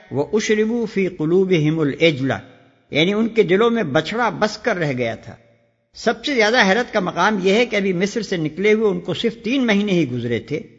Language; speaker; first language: Urdu; native; Urdu